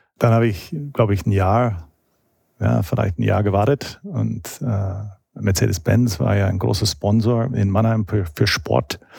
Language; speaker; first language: German; non-native, fluent; English